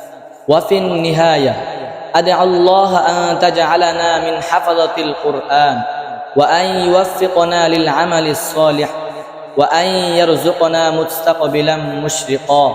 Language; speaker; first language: Arabic; non-native, learner; Bangla